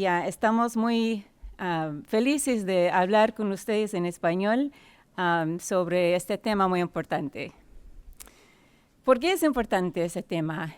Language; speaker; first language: Spanish; non-native, fluent; English